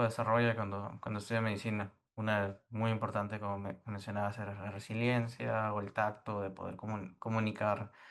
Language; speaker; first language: Spanish; native; Spanish